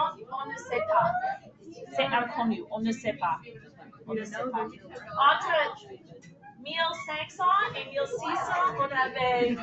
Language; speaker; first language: French; non-native, fluent; English